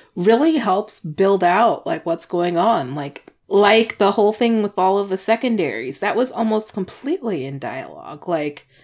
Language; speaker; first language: English; native; English